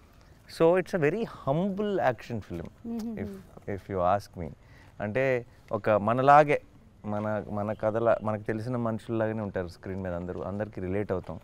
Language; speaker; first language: Telugu; native; Telugu